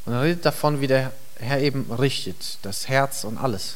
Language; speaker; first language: German; native; German